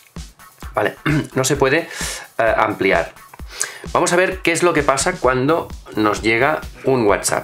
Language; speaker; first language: Spanish; native; Spanish